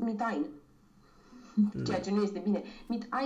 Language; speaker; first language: German; non-native, learner; Romanian